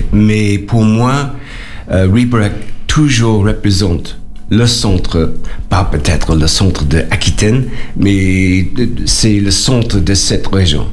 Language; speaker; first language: French; non-native, learner; English